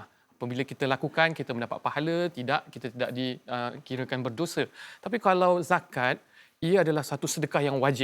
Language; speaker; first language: Malay; native; Malay